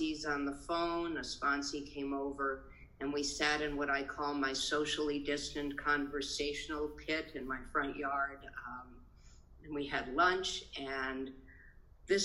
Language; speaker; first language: English; native; English